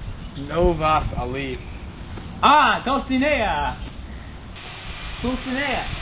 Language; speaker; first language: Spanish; non-native, learner; English